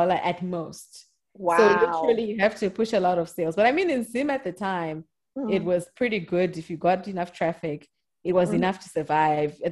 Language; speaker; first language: English; non-native, local second language; Shona